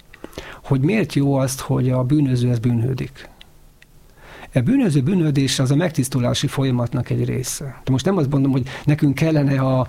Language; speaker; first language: Hungarian; native; Hungarian